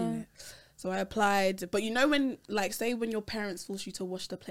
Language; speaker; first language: English; native; English